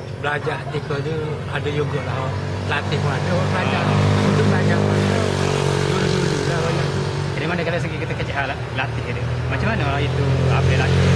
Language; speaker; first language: Malay; native; Malay